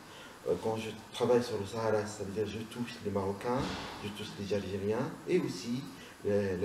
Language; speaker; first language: French; non-native, local second language; Arabic